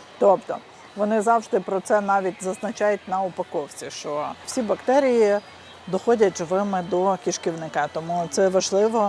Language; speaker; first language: Ukrainian; native; Ukrainian